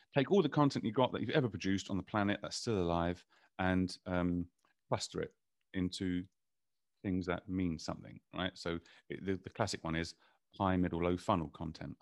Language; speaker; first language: English; native; English